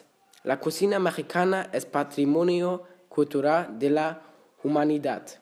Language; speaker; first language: Spanish; non-native, learner; German